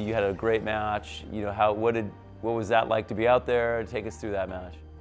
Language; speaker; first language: English; native; English